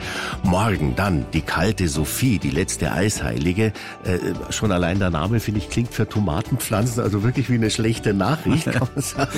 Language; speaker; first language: German; native; German